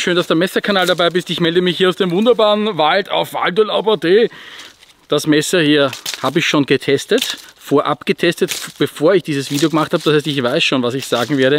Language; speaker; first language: German; native; German